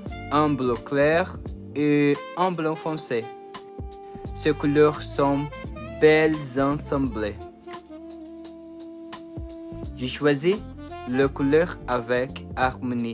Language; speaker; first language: French; non-native, learner; Portuguese